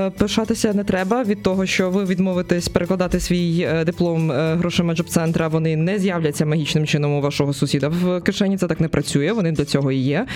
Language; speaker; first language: Ukrainian; native; Ukrainian